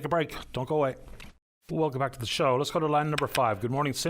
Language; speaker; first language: English; native; English